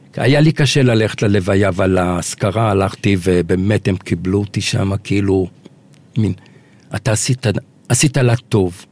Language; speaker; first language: Hebrew; early bilingual, other home language; Arabic